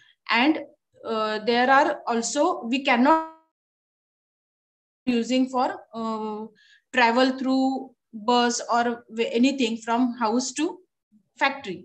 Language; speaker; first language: English; non-native, local second language; Marathi